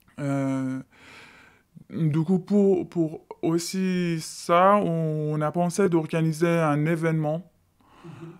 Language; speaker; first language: French; non-native, fluent; Persian